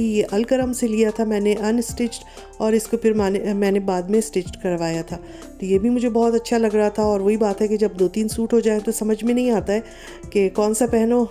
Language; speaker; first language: Urdu; native; Urdu